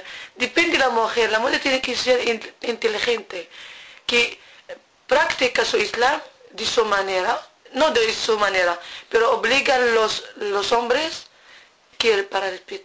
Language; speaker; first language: Spanish; non-native, learner; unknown